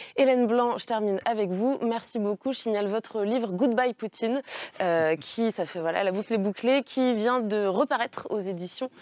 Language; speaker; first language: French; native; French